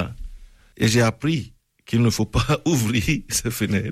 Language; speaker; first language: French; non-native, local second language; Ewe